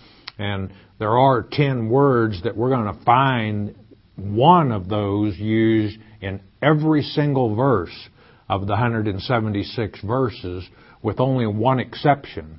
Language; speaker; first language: English; native; English